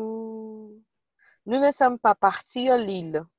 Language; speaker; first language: French; non-native, learner; Portuguese